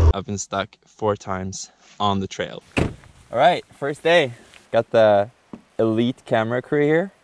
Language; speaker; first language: English; non-native, fluent; Norwegian